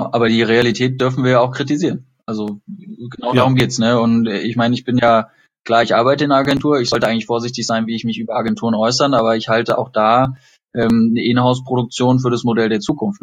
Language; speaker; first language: German; native; German